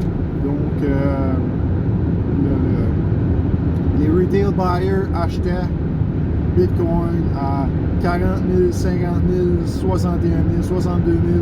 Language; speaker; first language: French; native; French